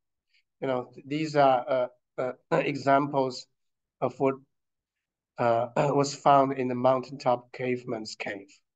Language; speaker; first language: English; non-native, fluent; Chinese